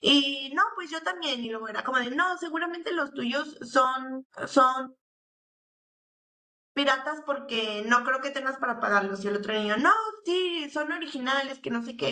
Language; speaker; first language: Spanish; native; Spanish